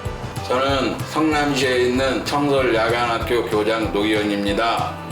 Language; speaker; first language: Korean; native; Korean